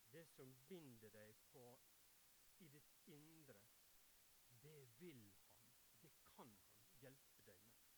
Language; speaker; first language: Norwegian; native; Norwegian